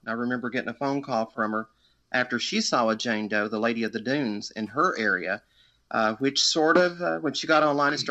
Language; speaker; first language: English; native; English